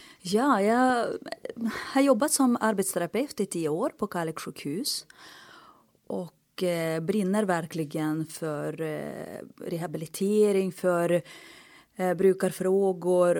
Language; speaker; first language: Swedish; non-native, fluent; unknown